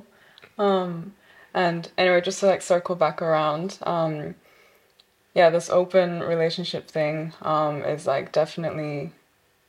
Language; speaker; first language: English; non-native, local second language; Korean